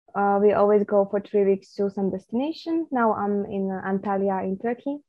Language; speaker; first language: English; non-native, fluent; Slovak